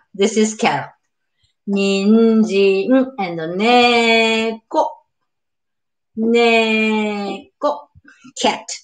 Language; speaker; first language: English; non-native, learner; Japanese